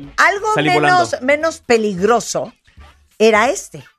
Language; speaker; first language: Spanish; native; Spanish